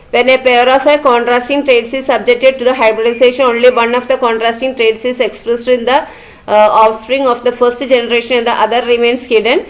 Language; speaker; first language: English; non-native, local second language; Malayalam